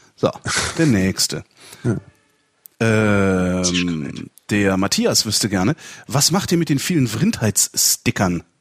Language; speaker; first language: German; native; German